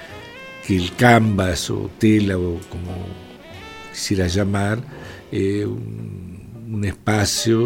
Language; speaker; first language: Portuguese; non-native, fluent; Spanish